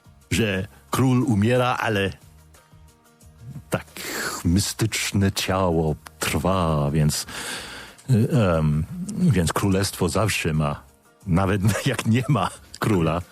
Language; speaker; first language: Polish; non-native, fluent; English